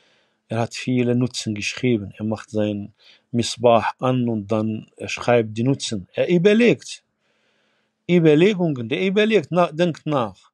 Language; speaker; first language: German; non-native, fluent; Arabic